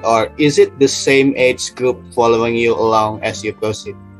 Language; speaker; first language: English; non-native, fluent; Indonesian